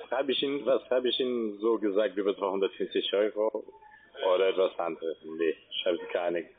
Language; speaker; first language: German; non-native, fluent; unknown